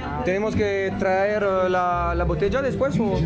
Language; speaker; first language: Spanish; non-native, learner; French